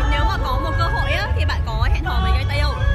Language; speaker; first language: Vietnamese; native; Vietnamese